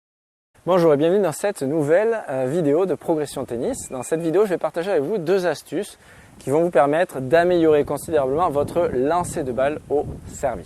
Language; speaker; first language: French; native; French